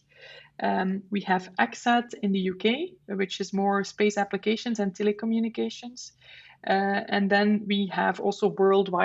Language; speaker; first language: English; non-native, fluent; Dutch